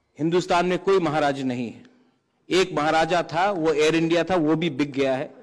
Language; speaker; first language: Hindi; non-native, local second language; Kok Borok